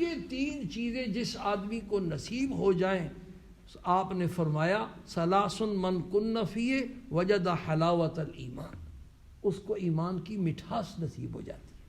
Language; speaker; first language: Urdu; non-native, local second language; Punjabi